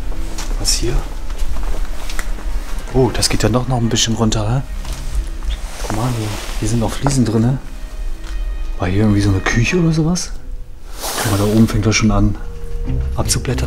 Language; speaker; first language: German; native; German